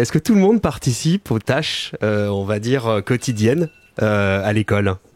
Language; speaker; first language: French; native; French